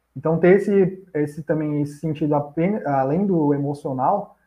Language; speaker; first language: Portuguese; native; Portuguese